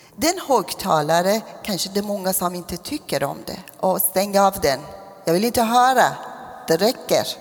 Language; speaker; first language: Swedish; non-native, fluent; Persian